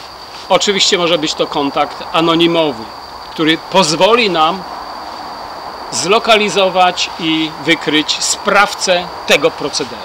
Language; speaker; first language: Polish; native; Polish